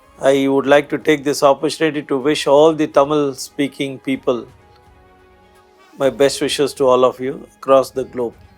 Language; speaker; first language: English; non-native, local second language; Tamil